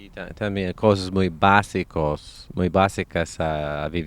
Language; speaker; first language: Spanish; non-native, fluent; English